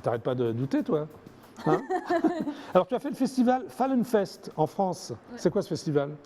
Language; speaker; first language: French; native; French